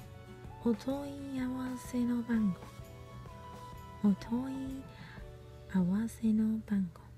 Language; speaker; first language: Japanese; non-native, fluent; Cantonese